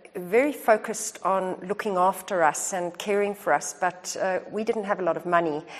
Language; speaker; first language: English; native; English